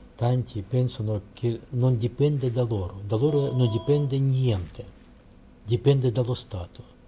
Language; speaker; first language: Italian; non-native, learner; Russian